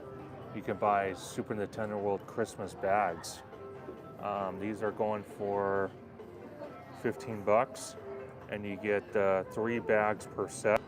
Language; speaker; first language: English; native; English